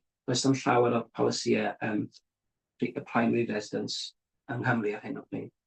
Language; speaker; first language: Welsh; native; Welsh